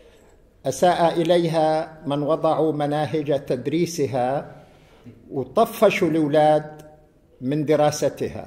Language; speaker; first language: Arabic; native; Arabic